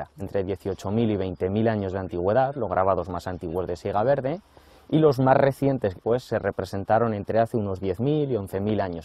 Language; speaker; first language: Spanish; native; Spanish